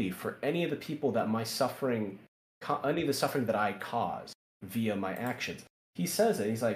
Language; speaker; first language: English; native; English